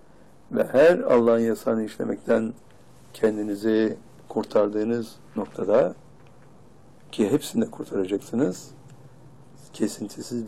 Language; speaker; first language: Turkish; native; Turkish